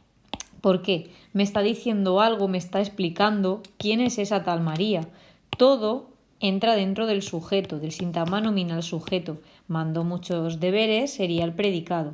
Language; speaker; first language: Spanish; native; Spanish